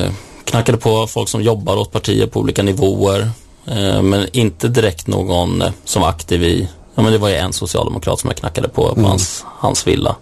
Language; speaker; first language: Swedish; native; Swedish